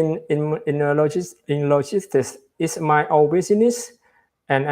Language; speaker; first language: English; non-native, learner; Vietnamese